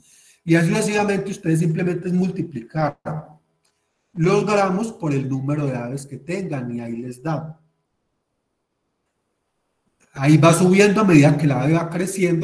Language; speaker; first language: Spanish; native; Spanish